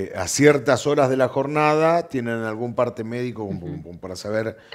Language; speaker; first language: Spanish; native; Spanish